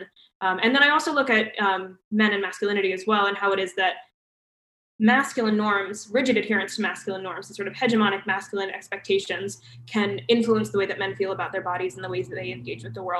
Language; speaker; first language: English; native; English